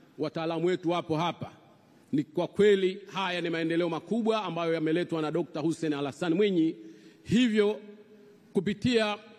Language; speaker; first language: Swahili; native; Swahili